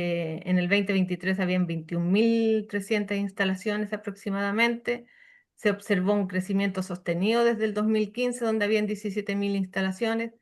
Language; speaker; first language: Spanish; native; Spanish